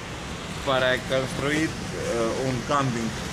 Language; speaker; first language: Spanish; non-native, learner; Russian